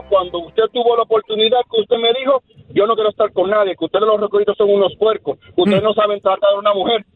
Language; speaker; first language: Spanish; native; Spanish